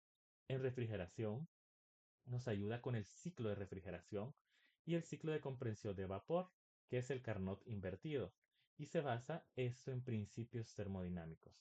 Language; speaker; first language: Spanish; native; Spanish